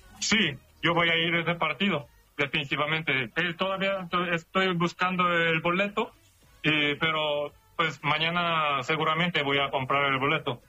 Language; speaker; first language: Spanish; non-native, learner; Korean